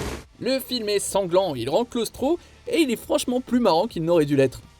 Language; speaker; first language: French; native; French